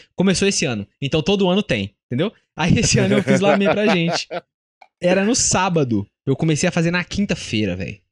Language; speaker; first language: Portuguese; native; Portuguese